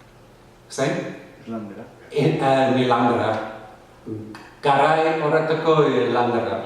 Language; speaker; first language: Basque; non-native, fluent; English